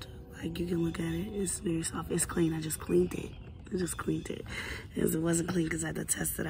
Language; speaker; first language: English; native; English